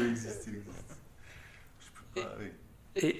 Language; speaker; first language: French; non-native, local second language; Arabic